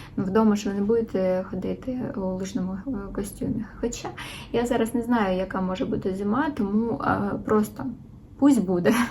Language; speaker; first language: Ukrainian; non-native, local second language; Russian